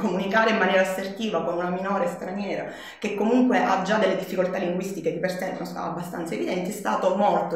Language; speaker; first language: Italian; native; Italian